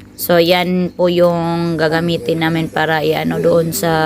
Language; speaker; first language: Filipino; non-native, local second language; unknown